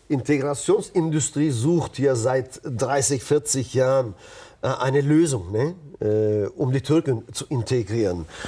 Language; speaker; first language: German; non-native, fluent; Turkish